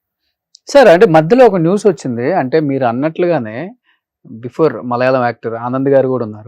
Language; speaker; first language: Telugu; native; Telugu